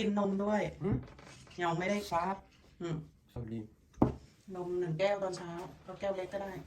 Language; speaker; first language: Thai; native; Thai